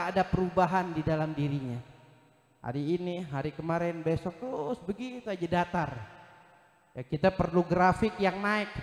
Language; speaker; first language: Indonesian; native; Indonesian